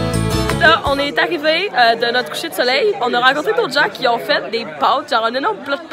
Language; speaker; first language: French; native; French